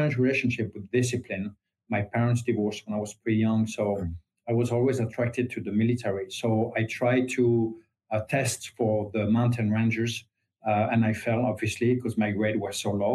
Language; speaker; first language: English; non-native, fluent; French